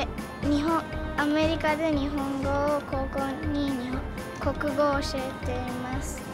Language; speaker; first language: Japanese; early bilingual, heritage; Japanese